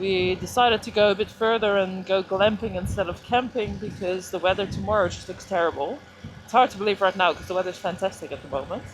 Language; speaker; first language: English; non-native, fluent; Dutch